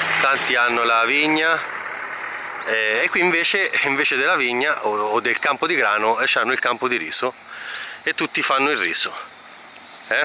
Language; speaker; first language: Italian; native; Italian